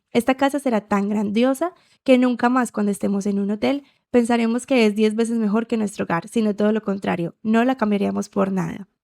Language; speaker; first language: Spanish; native; Spanish